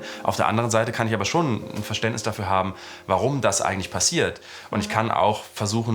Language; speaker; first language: German; native; German